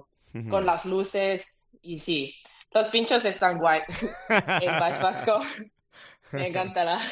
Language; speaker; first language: Spanish; non-native, learner; Finnish